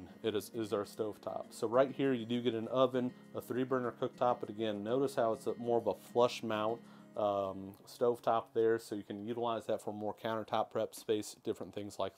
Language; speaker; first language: English; native; English